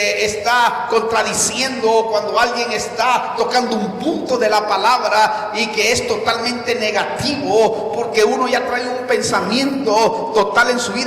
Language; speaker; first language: Spanish; native; Spanish